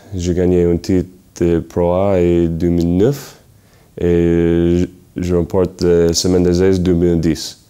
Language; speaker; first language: French; non-native, learner; English